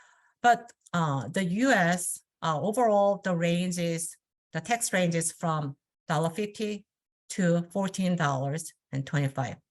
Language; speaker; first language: English; non-native, fluent; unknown